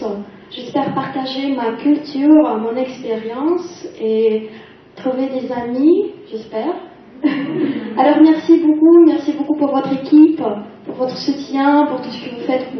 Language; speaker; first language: French; non-native, fluent; Russian